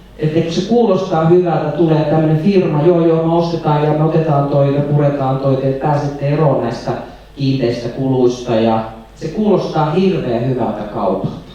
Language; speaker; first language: Finnish; native; Finnish